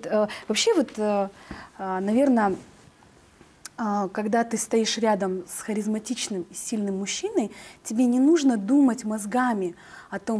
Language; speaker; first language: Russian; native; Russian